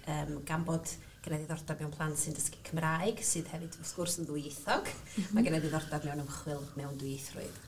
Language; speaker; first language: Welsh; native; Welsh